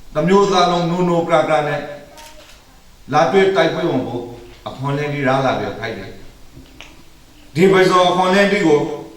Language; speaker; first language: Burmese; native; Burmese